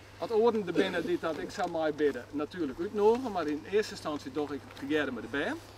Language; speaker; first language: Dutch; non-native, local second language; Western Frisian